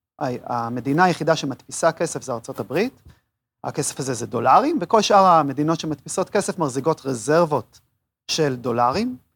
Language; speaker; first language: Hebrew; native; Hebrew